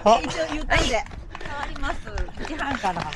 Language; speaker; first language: Japanese; native; Japanese